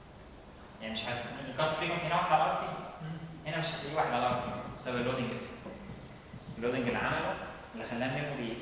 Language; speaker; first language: Arabic; native; Arabic